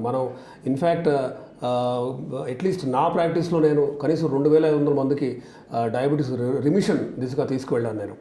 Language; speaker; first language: Telugu; native; Telugu